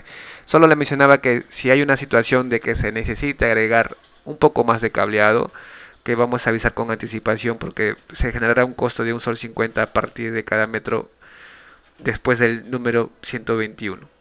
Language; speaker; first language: Spanish; native; Spanish